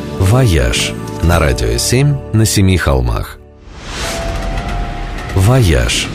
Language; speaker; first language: Russian; native; Russian